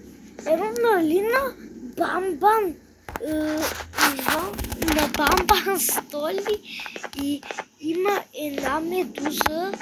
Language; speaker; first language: Bulgarian; non-native, local second language; Turkish